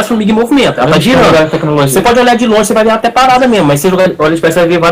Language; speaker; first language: Portuguese; native; Portuguese